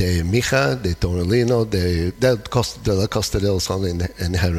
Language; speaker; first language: Spanish; non-native, fluent; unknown